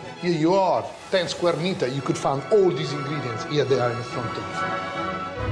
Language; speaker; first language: English; non-native, fluent; Italian